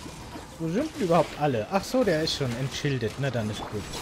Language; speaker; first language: German; native; German